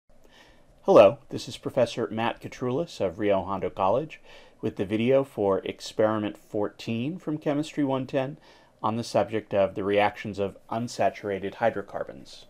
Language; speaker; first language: English; native; English